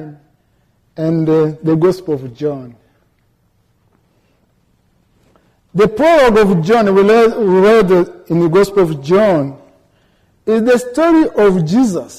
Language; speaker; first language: English; non-native, local second language; Kinyarwanda